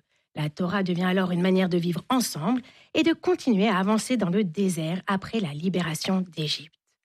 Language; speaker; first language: French; native; French